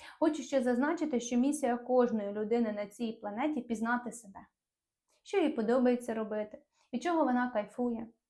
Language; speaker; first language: Ukrainian; non-native, local second language; Russian